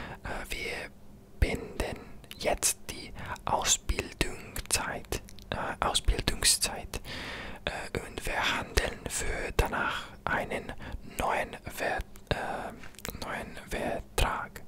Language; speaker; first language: German; non-native, learner; English